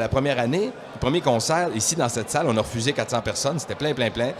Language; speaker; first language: French; native; French